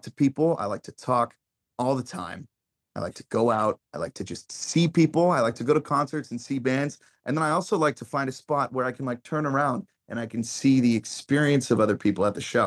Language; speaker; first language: English; native; English